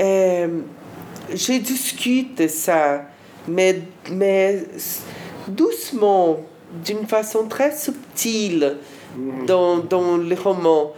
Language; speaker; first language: French; non-native, fluent; Portuguese